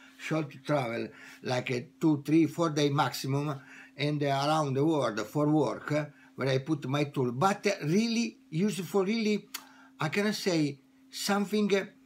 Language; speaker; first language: English; non-native, learner; Italian